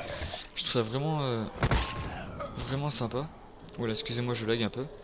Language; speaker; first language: French; native; French